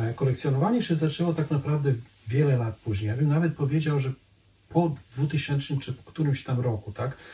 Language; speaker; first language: Polish; non-native, fluent; Croatian